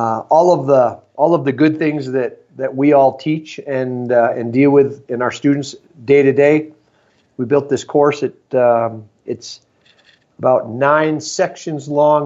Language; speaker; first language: English; native; English